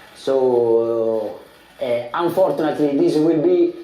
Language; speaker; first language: English; non-native, fluent; Italian